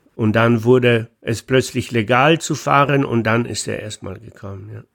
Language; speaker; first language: German; non-native, fluent; Polish